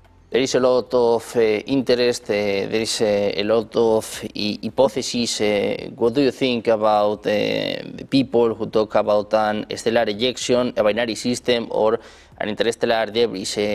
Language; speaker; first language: English; non-native, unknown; Spanish